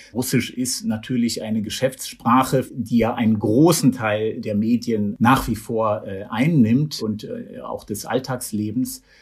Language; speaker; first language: German; native; German